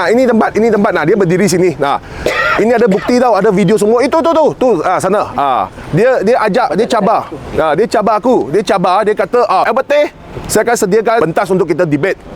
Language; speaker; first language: Malay; non-native, local second language; Chinese